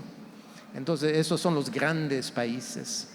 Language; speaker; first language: Spanish; non-native, fluent; French